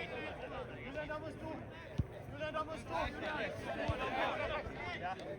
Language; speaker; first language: German; native; German